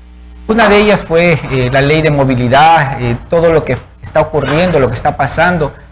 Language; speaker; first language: Spanish; native; Spanish